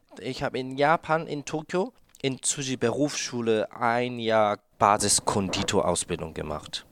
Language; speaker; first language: German; non-native, fluent; Japanese